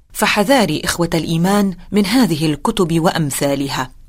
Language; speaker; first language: Arabic; native; Arabic